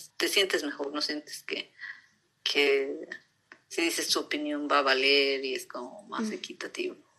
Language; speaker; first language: Spanish; native; Spanish